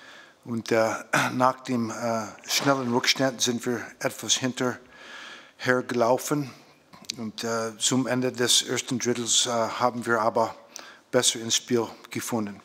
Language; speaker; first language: German; non-native, fluent; English